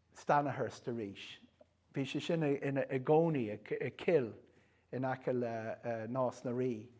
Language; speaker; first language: Irish; non-native, local second language; English